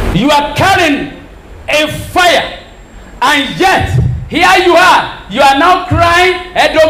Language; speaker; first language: English; non-native, local second language; Yoruba